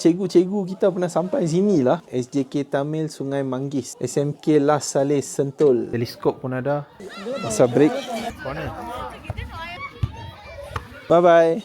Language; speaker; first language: Malay; native; Malay